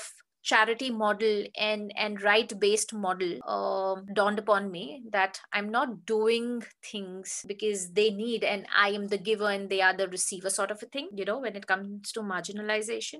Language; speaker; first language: English; non-native, local second language; Hindi